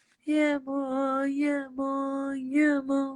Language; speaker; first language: Telugu; non-native, local second language; Gujarati